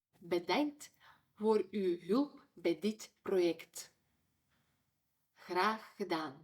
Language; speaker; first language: Dutch; non-native, fluent; Ukrainian